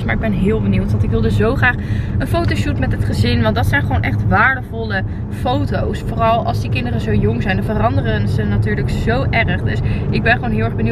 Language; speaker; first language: Dutch; native; Dutch